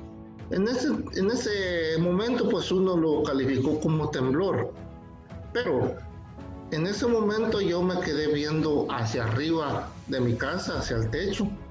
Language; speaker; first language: Spanish; native; Spanish